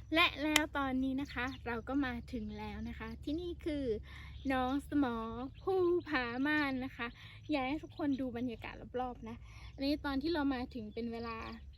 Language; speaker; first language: Thai; native; Thai